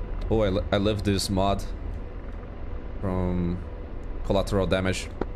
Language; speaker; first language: English; non-native, fluent; Portuguese